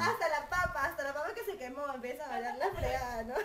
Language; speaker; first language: Spanish; native; Spanish